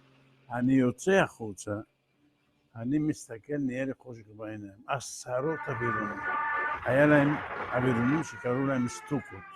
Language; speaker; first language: Hebrew; non-native, fluent; Ladino